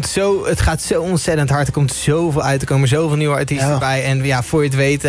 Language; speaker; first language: Dutch; native; Dutch